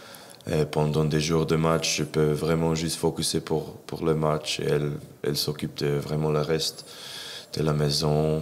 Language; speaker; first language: French; non-native, fluent; English